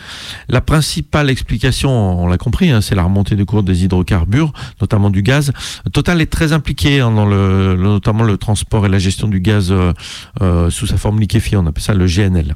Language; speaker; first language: French; native; French